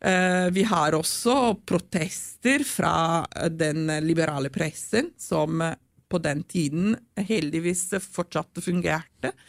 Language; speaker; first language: Norwegian; non-native, fluent; Italian